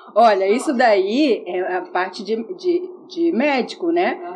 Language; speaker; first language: Portuguese; native; Portuguese